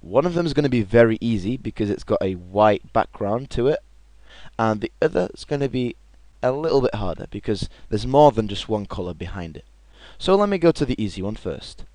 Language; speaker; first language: English; native; English